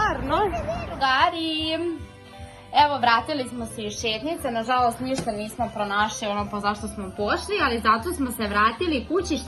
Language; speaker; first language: Bosnian; native; Bosnian